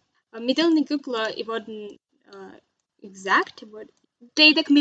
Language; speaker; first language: Welsh; non-native, learner; Russian